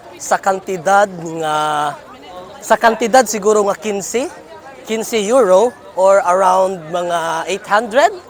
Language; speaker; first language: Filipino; non-native, local second language; Cebuano